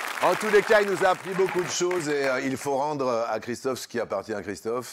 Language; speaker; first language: French; native; French